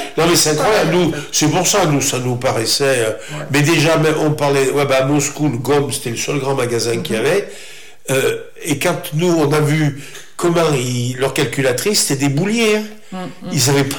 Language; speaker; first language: French; native; French